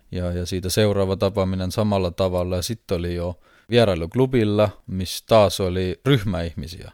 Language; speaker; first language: Finnish; non-native, fluent; Estonian